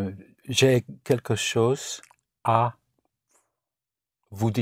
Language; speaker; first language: French; non-native, learner; English